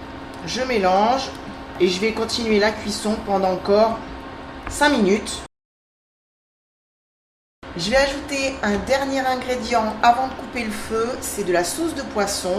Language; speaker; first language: French; native; French